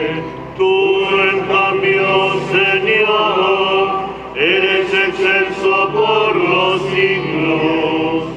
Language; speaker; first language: Spanish; native; Spanish